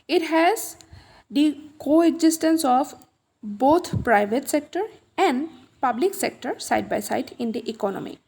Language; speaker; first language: English; non-native, local second language; Assamese